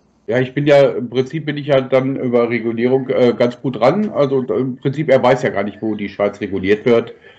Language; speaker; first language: German; native; German